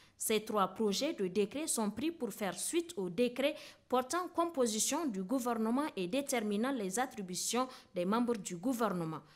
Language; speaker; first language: French; non-native, local second language; Hausa